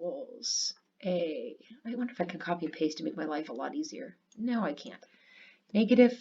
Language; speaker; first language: English; native; English